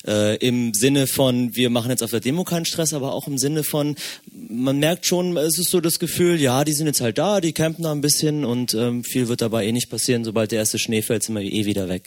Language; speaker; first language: German; native; German